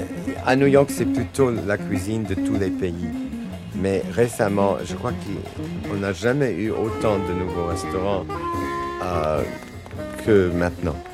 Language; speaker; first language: French; non-native, fluent; English